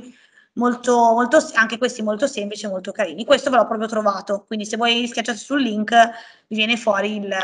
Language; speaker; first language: Italian; native; Italian